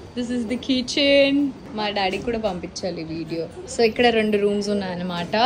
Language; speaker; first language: Telugu; non-native, local second language; Hindi